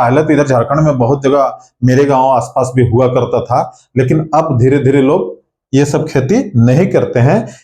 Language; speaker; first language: Hindi; non-native, local second language; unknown